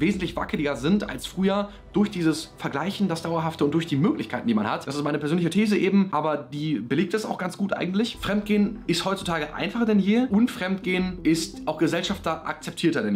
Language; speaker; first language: German; native; German